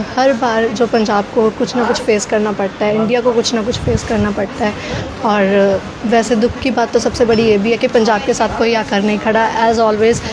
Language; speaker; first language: Hindi; non-native, local second language; Punjabi